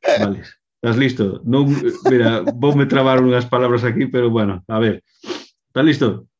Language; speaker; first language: Galician; non-native, local second language; Spanish